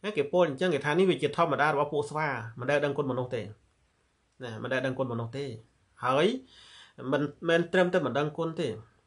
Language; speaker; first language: Khmer; native; Khmer